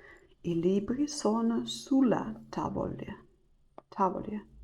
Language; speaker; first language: Italian; non-native, learner; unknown